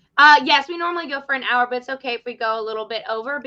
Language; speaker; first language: English; native; English